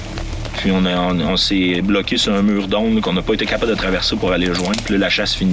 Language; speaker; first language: French; native; French